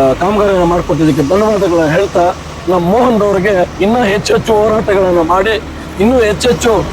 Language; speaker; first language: Kannada; native; Kannada